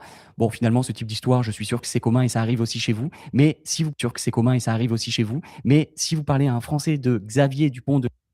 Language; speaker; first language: French; native; French